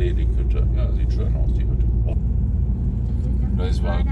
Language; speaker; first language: German; native; German